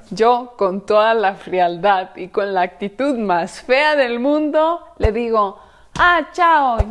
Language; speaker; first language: Spanish; native; Spanish